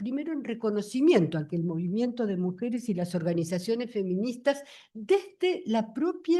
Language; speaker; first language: Spanish; native; Spanish